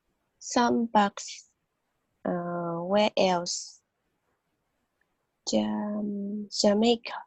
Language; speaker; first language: English; non-native, learner; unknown